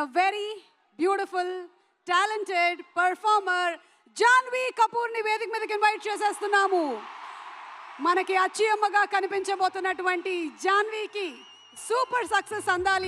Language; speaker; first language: Telugu; native; Telugu